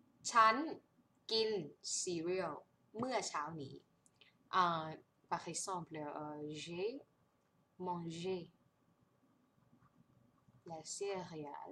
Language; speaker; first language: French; non-native, fluent; Thai